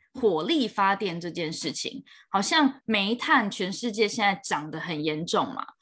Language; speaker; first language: Chinese; native; Chinese